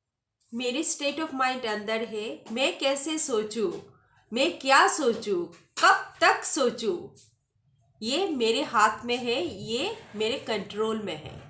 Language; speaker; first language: Hindi; non-native, local second language; Bangla